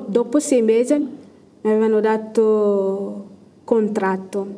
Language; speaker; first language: Italian; non-native, learner; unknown